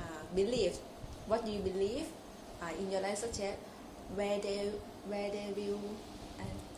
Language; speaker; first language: English; non-native, local second language; Thai